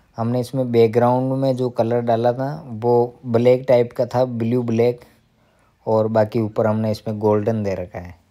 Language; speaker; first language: Hindi; native; Hindi